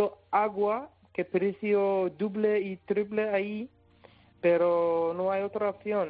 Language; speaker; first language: Spanish; non-native, learner; Persian